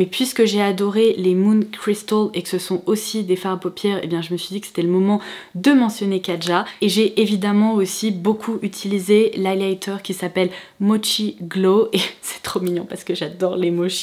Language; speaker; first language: French; native; French